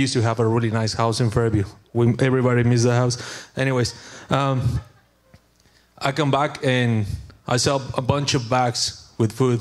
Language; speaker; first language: English; non-native, learner; Spanish